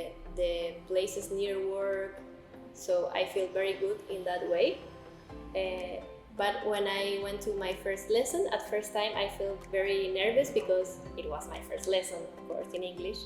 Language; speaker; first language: English; non-native, learner; Spanish